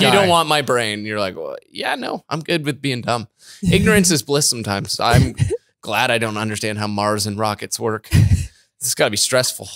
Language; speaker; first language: English; native; English